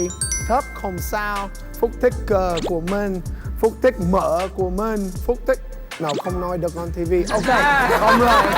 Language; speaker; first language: Vietnamese; non-native, learner; English